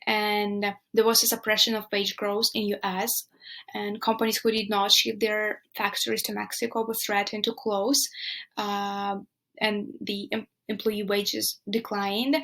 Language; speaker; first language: English; non-native, fluent; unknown